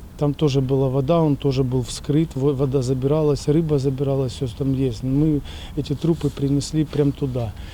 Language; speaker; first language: Russian; native; Russian